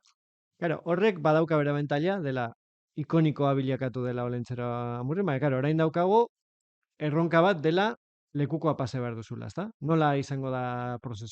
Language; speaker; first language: Basque; native; Basque